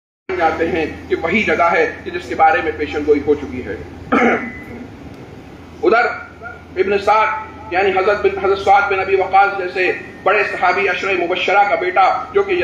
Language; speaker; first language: Urdu; native; Urdu